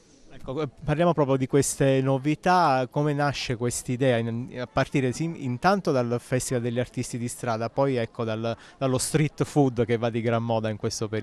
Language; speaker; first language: Italian; native; Italian